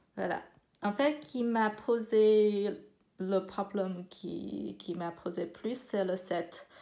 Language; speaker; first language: French; non-native, fluent; Chinese